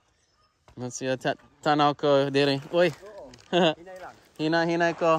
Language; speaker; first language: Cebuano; non-native, learner; English